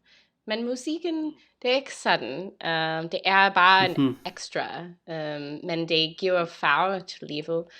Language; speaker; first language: Danish; non-native, fluent; English